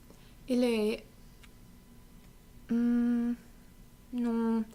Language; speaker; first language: French; non-native, learner; English